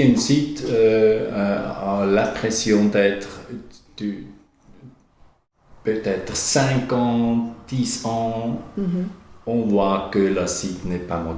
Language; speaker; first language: French; non-native, learner; German